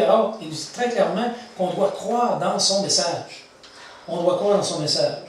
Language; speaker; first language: French; native; French